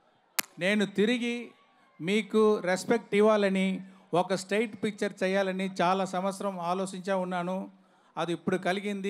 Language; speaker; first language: Telugu; non-native, learner; Tamil